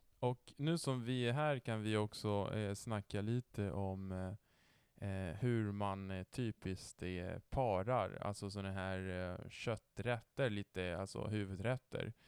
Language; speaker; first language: Swedish; non-native, fluent; Italian